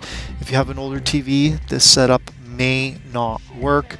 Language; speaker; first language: English; native; English